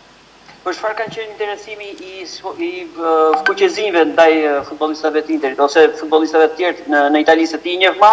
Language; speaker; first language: Albanian; native; Albanian